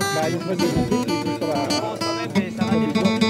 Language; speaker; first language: French; native; French